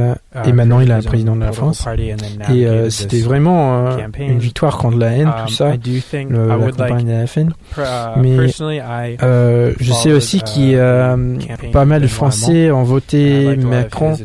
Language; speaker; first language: French; non-native, fluent; English